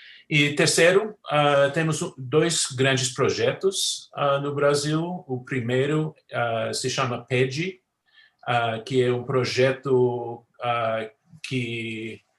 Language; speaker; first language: Portuguese; non-native, fluent; English